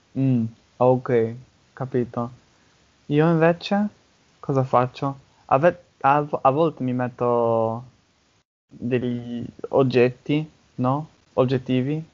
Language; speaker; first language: Italian; non-native, learner; English